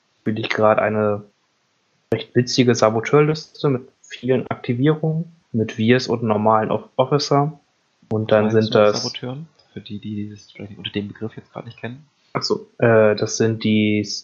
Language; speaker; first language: German; native; German